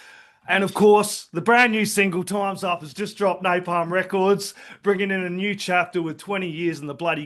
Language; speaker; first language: English; native; English